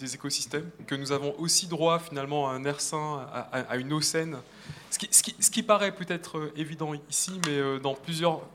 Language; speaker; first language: French; native; French